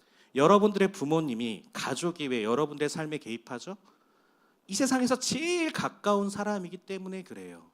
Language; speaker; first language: Korean; native; Korean